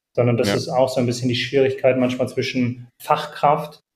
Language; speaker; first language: German; native; German